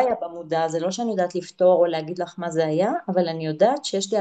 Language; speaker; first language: Hebrew; native; Hebrew